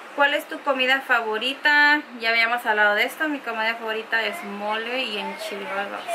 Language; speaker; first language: Spanish; early bilingual, heritage; Spanish